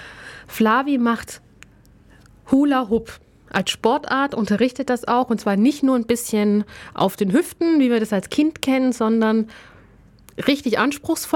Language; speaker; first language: German; native; German